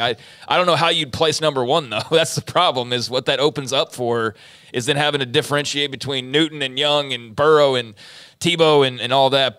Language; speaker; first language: English; native; English